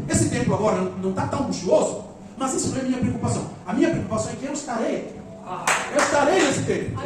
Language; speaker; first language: Portuguese; non-native, local second language; Upper Guinea Crioulo